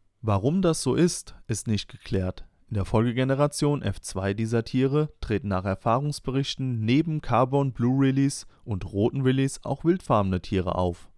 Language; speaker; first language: German; native; German